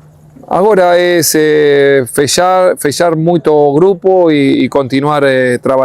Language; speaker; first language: Portuguese; non-native, learner; Spanish